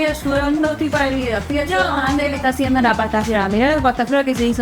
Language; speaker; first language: Spanish; native; Spanish